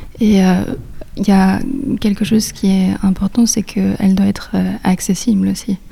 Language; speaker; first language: French; native; French